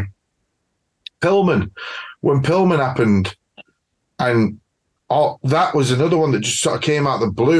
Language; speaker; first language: English; native; English